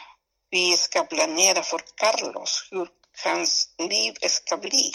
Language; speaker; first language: Swedish; non-native, fluent; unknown